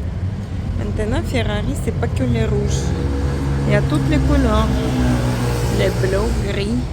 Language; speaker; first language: French; non-native, fluent; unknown